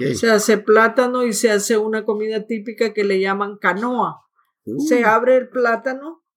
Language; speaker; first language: Spanish; native; Spanish